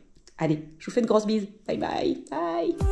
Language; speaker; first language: French; native; French